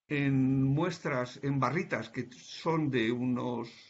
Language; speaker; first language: Spanish; native; Spanish